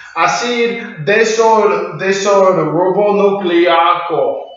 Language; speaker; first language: Spanish; non-native, learner; English